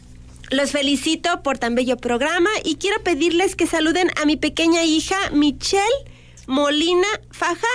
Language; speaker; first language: Spanish; native; Spanish